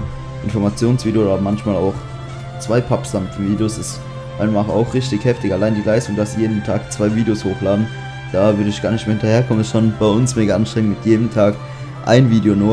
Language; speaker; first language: German; native; German